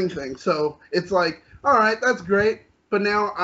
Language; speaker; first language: English; native; English